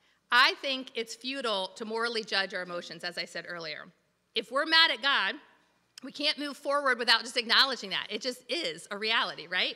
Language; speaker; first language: English; native; English